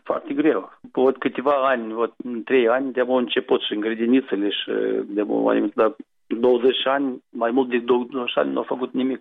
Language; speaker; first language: Romanian; non-native, local second language; Gagauz